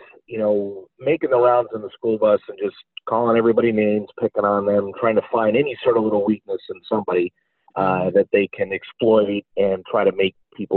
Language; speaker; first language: English; native; English